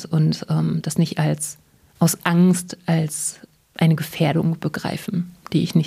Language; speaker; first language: German; native; German